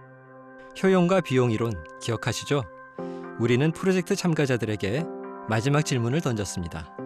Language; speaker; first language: Korean; native; Korean